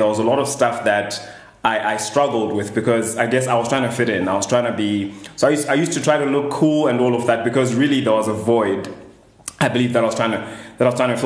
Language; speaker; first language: English; non-native, local second language; Shona